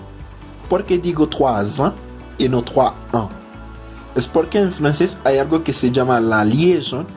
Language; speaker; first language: Spanish; non-native, fluent; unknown